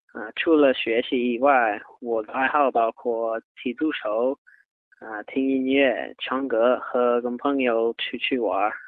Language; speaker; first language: Chinese; non-native, learner; English